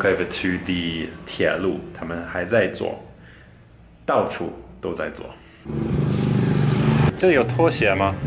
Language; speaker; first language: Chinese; non-native, fluent; English